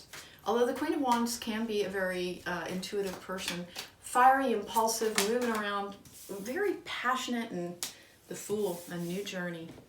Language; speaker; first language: English; native; English